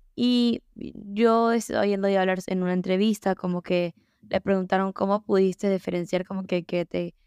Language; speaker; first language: Spanish; early bilingual, heritage; Spanish